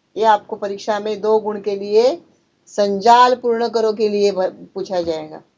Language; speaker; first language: Hindi; non-native, local second language; Marathi